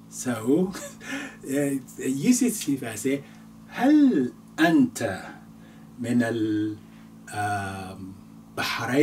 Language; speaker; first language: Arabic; non-native, fluent; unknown